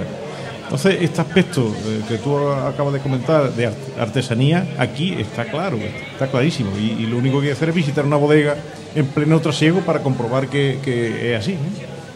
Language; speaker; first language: Spanish; native; Spanish